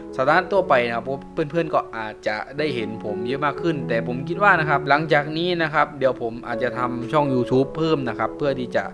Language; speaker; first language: Thai; non-native, local second language; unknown